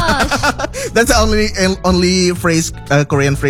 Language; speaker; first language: English; non-native, fluent; Indonesian